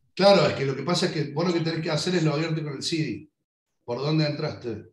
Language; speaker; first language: Spanish; native; Spanish